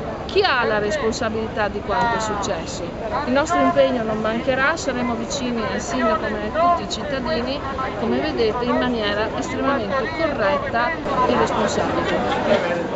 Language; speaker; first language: Italian; native; Italian